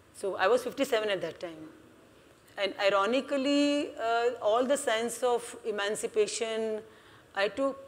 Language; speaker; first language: English; non-native, local second language; Hindi